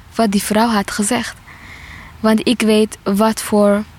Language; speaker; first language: Dutch; non-native, fluent; Tigrinya